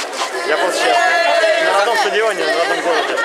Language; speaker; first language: Russian; native; Russian